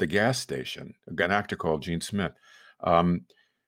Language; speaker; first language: English; native; English